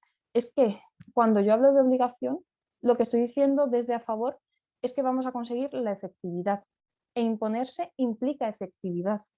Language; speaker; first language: Spanish; native; Spanish